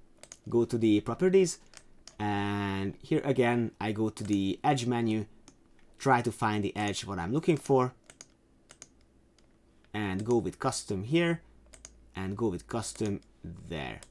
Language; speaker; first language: English; non-native, fluent; Hungarian